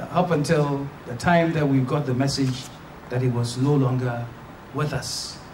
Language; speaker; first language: English; non-native, local second language; Akan